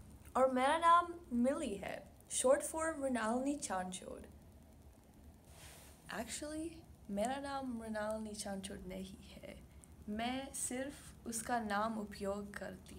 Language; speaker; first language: Hindi; non-native, learner; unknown